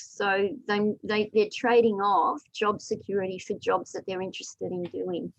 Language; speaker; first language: English; native; English